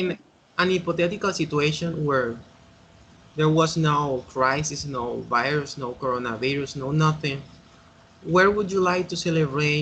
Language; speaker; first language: English; non-native, fluent; Spanish